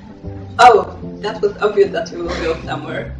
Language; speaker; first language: English; non-native, fluent; Polish